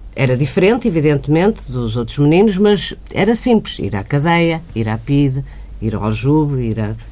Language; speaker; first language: Portuguese; native; Portuguese